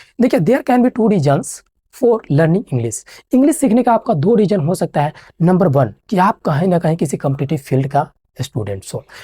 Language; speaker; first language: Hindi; native; Hindi